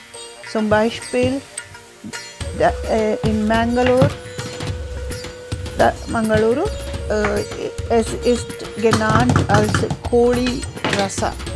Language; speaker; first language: German; non-native, learner; Tulu